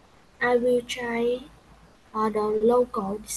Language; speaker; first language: English; non-native, learner; Vietnamese